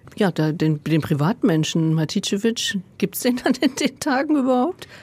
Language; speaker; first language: German; native; German